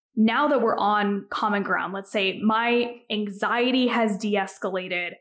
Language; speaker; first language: English; native; English